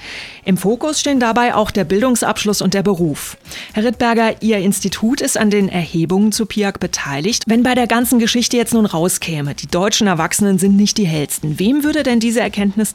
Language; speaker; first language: German; native; German